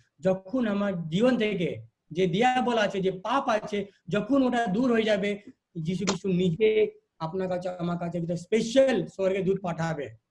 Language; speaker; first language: Bangla; non-native, local second language; Hindi